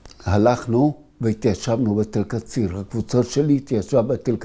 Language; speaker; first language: Hebrew; early bilingual, other home language; Arabic